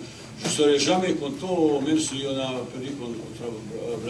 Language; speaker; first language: French; non-native, learner; Bosnian